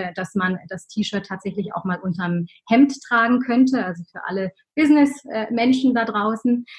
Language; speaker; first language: German; early bilingual, other home language; Arabic